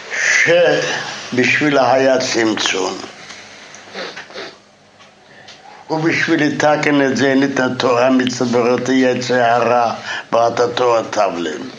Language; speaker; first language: Hebrew; non-native, fluent; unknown